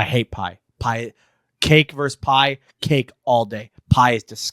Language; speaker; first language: English; native; English